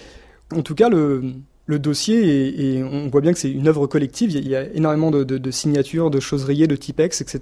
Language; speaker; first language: French; native; French